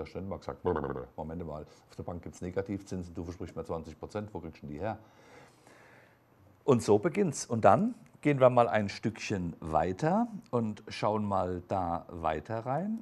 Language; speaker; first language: German; native; German